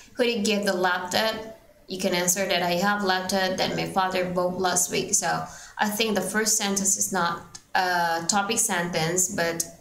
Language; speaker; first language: English; non-native, fluent; Indonesian